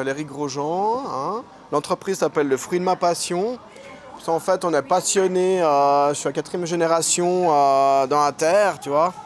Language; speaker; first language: French; native; French